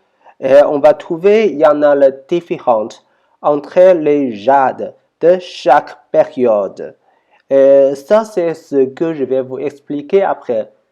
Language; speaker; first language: French; non-native, learner; Chinese